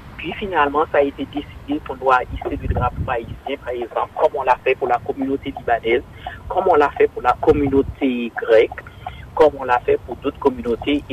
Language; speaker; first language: French; non-native, local second language; Haitian Creole